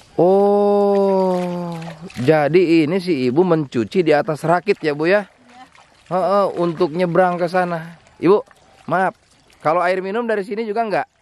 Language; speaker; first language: Indonesian; non-native, local second language; Sundanese